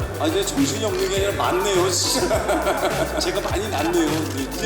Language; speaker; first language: Korean; native; Korean